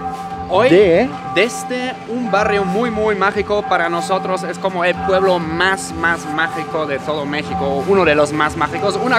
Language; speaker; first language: Spanish; non-native, fluent; German